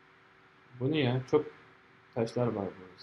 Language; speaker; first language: Turkish; non-native, fluent; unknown